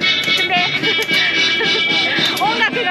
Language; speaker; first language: Korean; non-native, learner; Japanese